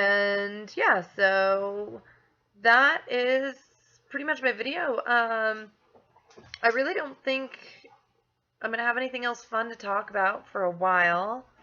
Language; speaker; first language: English; native; English